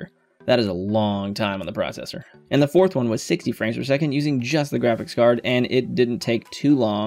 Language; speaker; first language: English; native; English